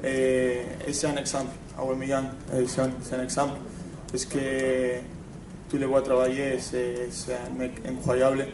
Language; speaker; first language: French; non-native, fluent; Spanish